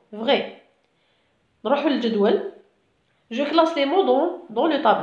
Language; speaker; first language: French; non-native, local second language; Arabic